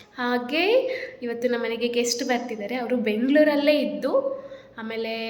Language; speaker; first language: Kannada; non-native, local second language; Marathi